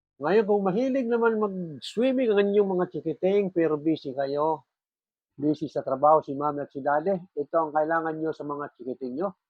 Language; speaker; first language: Filipino; non-native, local second language; Bikol